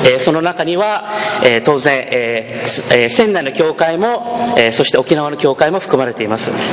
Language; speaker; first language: Japanese; early bilingual, heritage; Japanese